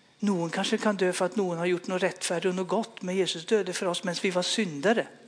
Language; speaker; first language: Swedish; native; Swedish